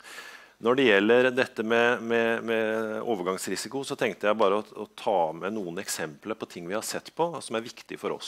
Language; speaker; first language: Norwegian; native; Norwegian